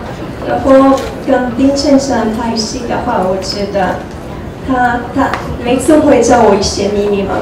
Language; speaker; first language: Chinese; non-native, learner; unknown